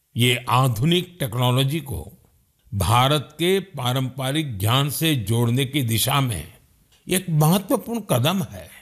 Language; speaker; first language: Hindi; non-native, local second language; Gujarati